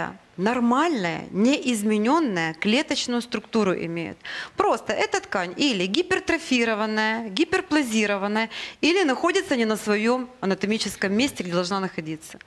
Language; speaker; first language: Russian; native; Russian